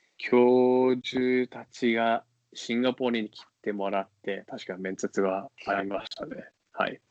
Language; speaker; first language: Japanese; non-native, fluent; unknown